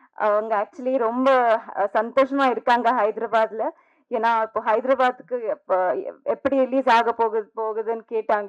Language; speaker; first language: Tamil; non-native, learner; Telugu